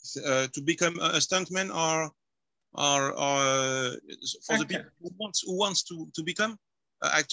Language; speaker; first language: English; non-native, learner; French